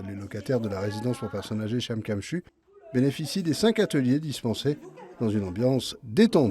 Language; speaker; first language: French; native; French